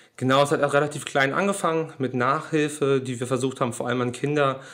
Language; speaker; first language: German; native; German